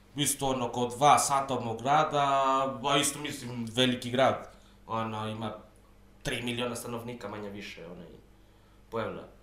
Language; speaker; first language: Serbian; non-native, fluent; Spanish